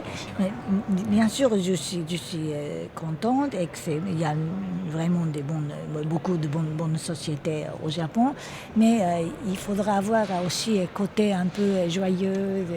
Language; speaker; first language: French; non-native, fluent; Japanese